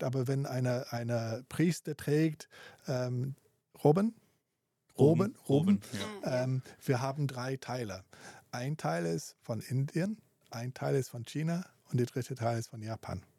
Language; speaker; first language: German; non-native, fluent; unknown